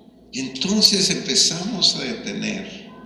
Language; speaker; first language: Spanish; native; Spanish